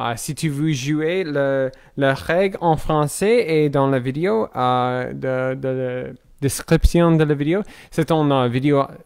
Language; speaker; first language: French; non-native, learner; English